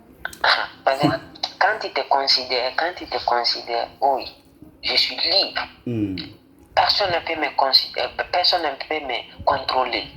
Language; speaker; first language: French; non-native, fluent; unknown